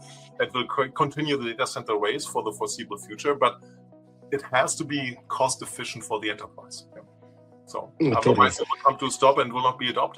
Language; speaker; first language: English; non-native, fluent; German